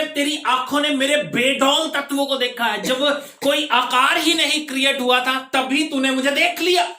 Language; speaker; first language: Hindi; non-native, local second language; Punjabi